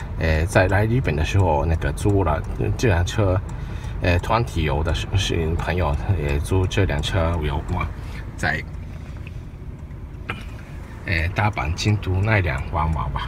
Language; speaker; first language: Chinese; non-native, fluent; Japanese